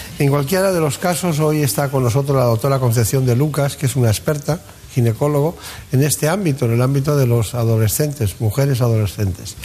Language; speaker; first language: Spanish; native; Spanish